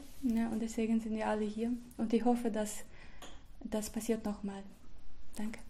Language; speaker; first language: German; non-native, fluent; Russian